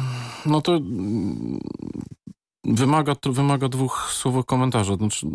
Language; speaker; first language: Polish; native; Polish